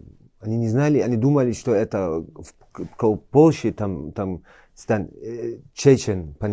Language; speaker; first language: Russian; early bilingual, heritage; Chechen